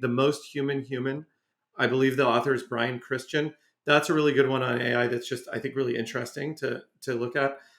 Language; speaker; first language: English; native; English